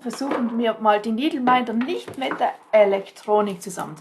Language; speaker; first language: German; non-native, fluent; English